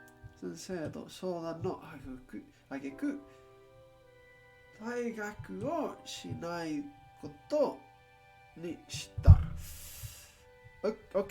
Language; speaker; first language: Japanese; non-native, learner; English